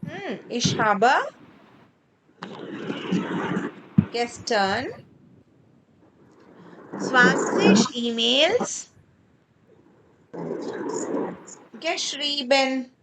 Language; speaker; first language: German; non-native, fluent; Kannada